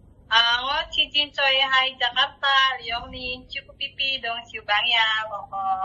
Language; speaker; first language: Cantonese; non-native, learner; Indonesian